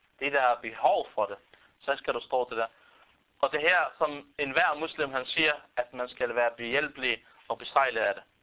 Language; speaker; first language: Danish; non-native, fluent; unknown